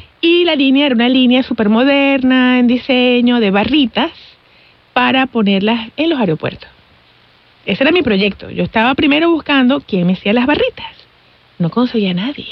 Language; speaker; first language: Spanish; native; Spanish